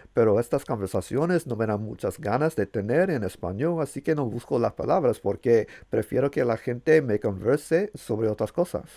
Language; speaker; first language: Spanish; non-native, learner; English